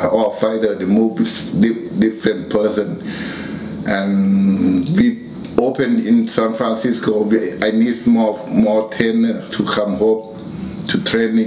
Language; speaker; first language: English; non-native, learner; Thai